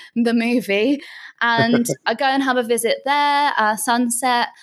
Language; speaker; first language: English; native; English